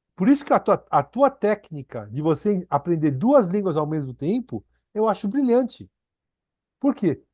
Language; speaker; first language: Portuguese; early bilingual, other home language; Korean